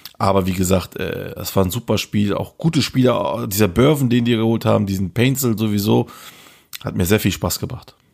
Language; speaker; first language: German; early bilingual, other home language; Turkish